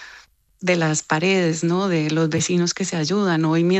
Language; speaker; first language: Spanish; native; Spanish